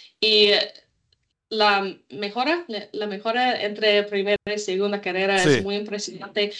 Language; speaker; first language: Spanish; non-native, learner; English